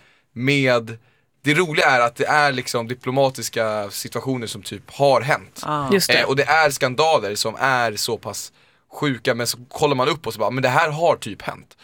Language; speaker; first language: Swedish; native; Swedish